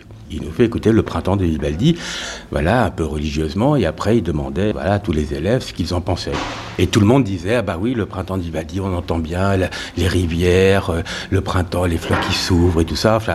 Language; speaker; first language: French; native; French